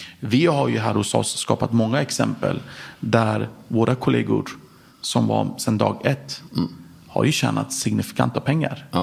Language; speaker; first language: Swedish; early bilingual, other home language; Persian